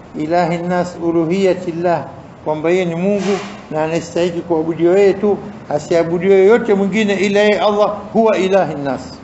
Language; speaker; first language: Swahili; native; Swahili